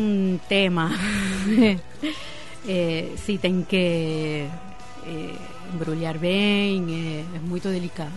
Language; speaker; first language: Portuguese; non-native, fluent; Spanish